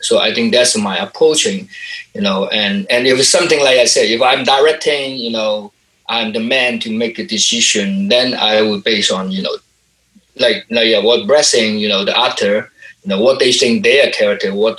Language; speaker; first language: English; non-native, local second language; Cantonese